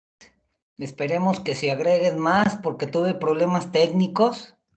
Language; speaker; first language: Spanish; native; Spanish